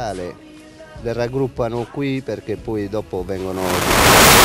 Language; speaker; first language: Italian; native; Italian